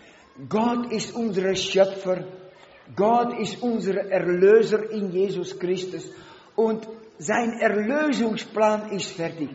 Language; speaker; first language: German; non-native, learner; Dutch